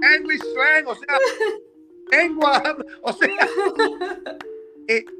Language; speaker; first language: Spanish; early bilingual, heritage; Spanish